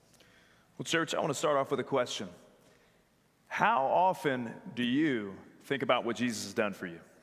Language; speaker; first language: English; native; English